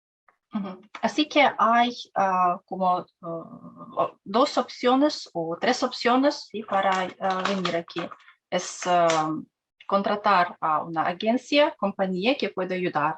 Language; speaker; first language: Spanish; non-native, learner; Russian